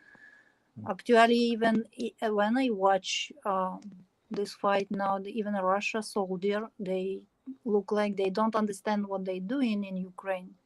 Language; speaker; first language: English; non-native, learner; Ukrainian